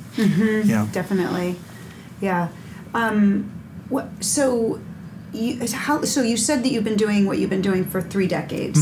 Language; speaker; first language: English; native; English